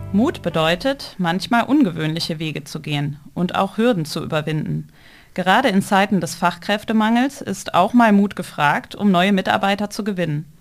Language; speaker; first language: German; native; German